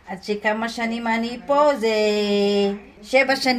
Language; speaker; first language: Hebrew; non-native, learner; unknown